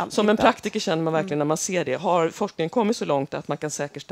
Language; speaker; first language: Swedish; native; Swedish